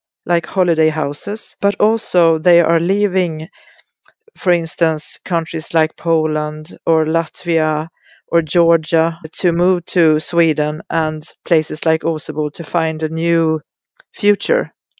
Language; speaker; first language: English; non-native, fluent; Swedish